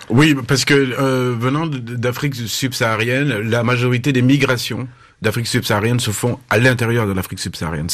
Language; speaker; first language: French; native; French